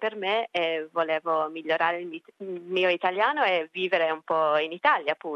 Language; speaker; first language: Italian; early bilingual, heritage; Italian